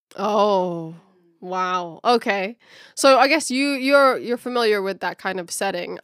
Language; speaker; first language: English; early bilingual, other home language; Filipino